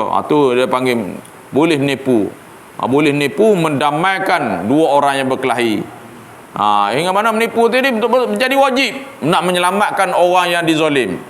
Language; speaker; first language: Malay; native; Malay